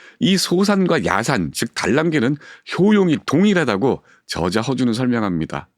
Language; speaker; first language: Korean; native; Korean